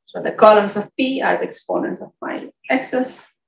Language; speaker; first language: English; non-native, fluent; Catalan